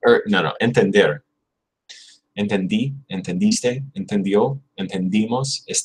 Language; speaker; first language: Spanish; non-native, learner; English